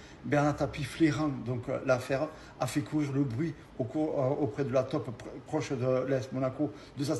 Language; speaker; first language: French; native; French